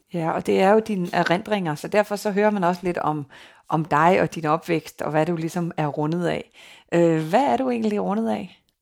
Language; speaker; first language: Danish; native; Danish